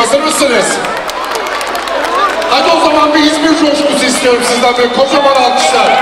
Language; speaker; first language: Turkish; native; Turkish